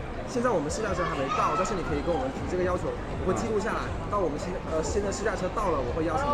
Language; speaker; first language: Chinese; native; Chinese